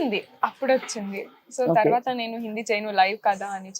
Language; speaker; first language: Telugu; non-native, local second language; Kannada